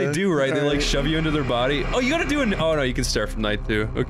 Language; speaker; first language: English; native; English